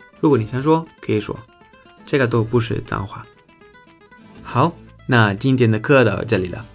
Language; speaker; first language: Chinese; non-native, fluent; Spanish